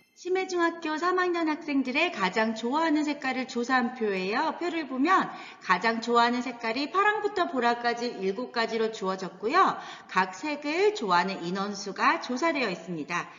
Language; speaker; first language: Korean; native; Korean